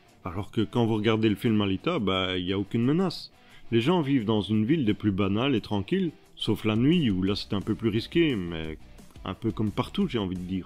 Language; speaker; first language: French; native; French